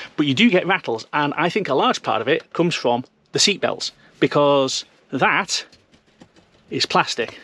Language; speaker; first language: English; native; English